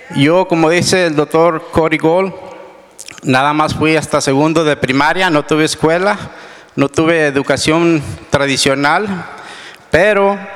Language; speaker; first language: Spanish; native; Spanish